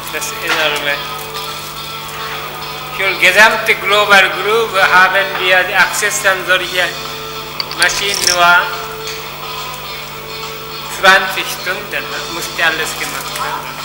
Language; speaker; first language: German; non-native, fluent; Korean